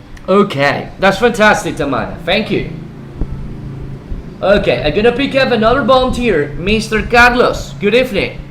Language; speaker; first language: English; non-native, fluent; Spanish